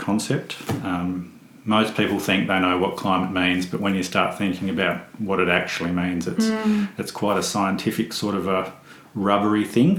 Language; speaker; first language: English; native; English